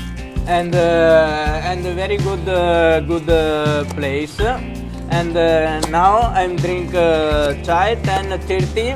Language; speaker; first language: English; non-native, learner; Italian